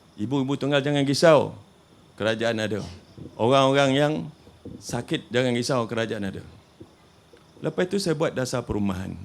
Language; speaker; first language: Malay; native; Malay